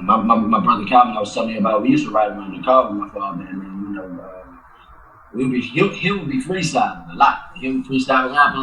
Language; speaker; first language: English; native; English